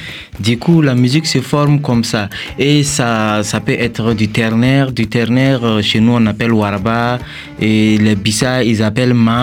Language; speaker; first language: French; non-native, local second language; Mossi